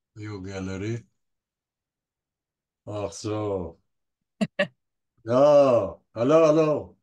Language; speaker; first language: German; non-native, learner; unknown